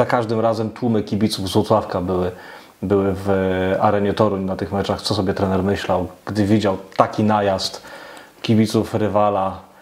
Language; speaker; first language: Polish; native; Polish